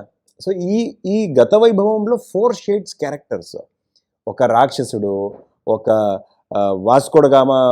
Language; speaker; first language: Telugu; non-native, learner; Kannada